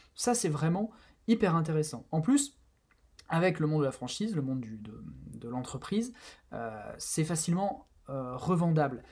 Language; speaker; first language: French; native; French